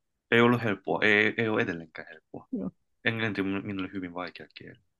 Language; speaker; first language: Finnish; non-native, fluent; Korean